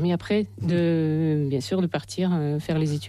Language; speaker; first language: French; non-native, fluent; Russian